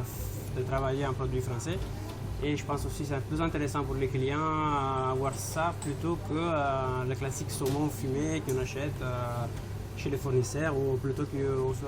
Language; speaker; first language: French; non-native, fluent; Italian